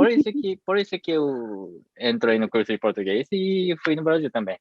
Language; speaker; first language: Portuguese; non-native, fluent; Japanese